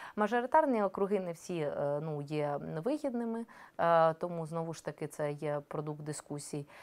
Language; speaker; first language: Ukrainian; native; Ukrainian